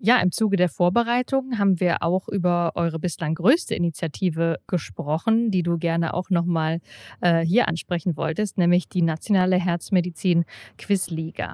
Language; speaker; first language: German; native; German